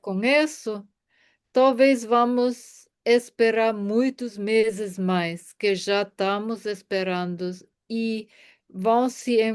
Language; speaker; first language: Portuguese; non-native, fluent; German